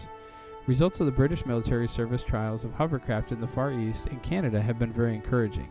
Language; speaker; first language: English; native; English